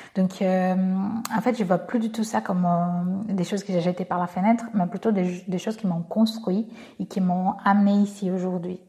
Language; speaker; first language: French; non-native, fluent; Portuguese